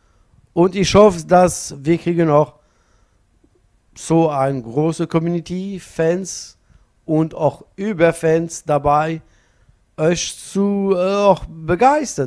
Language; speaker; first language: German; non-native, learner; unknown